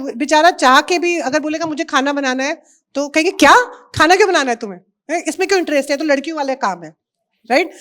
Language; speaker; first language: Hindi; native; Hindi